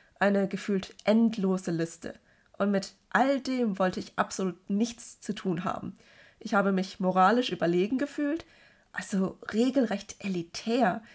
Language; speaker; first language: German; early bilingual, other home language; Cantonese